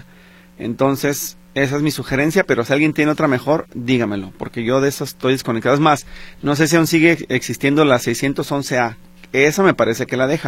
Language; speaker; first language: Spanish; native; Spanish